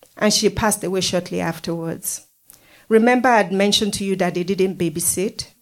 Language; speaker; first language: English; non-native, local second language; Yoruba